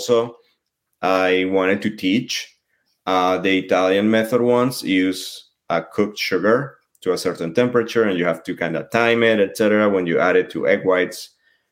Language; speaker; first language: English; non-native, fluent; French